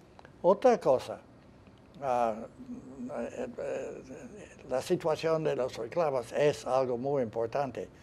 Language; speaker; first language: Spanish; non-native, fluent; English